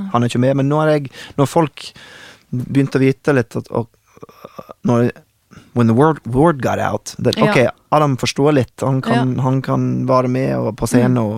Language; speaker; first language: Norwegian; non-native, fluent; English